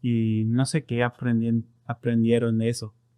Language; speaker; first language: Spanish; non-native, fluent; English